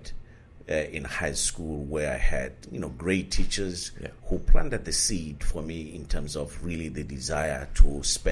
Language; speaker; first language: English; non-native, local second language; Southern Sotho